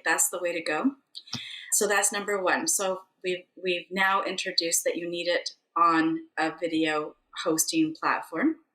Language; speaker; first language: English; native; English